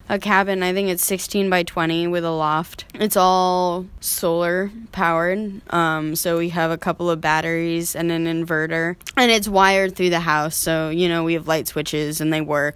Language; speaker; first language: English; native; English